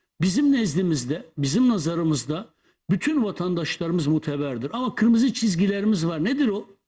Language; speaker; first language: Turkish; non-native, local second language; Kurdish